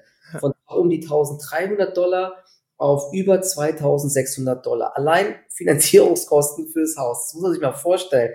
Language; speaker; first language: German; native; German